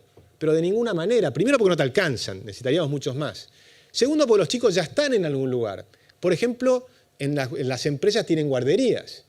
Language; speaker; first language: Spanish; native; Spanish